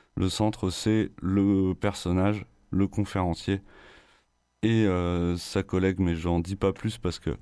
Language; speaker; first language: French; native; French